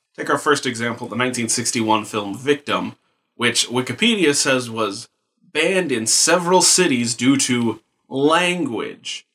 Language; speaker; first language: English; native; English